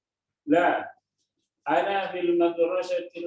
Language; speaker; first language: Arabic; non-native, learner; Indonesian